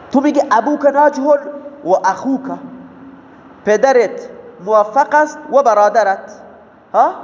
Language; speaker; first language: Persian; non-native, local second language; Baluchi